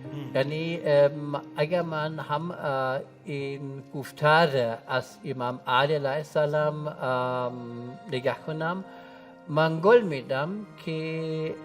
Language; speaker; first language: Persian; non-native, learner; German